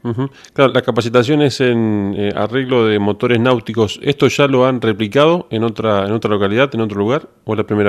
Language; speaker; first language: Spanish; native; Spanish